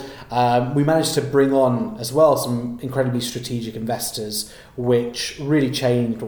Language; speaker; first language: English; native; English